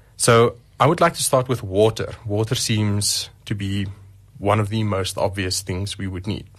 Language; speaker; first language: English; non-native, local second language; Afrikaans